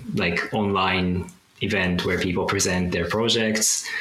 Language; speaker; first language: English; non-native, fluent; Japanese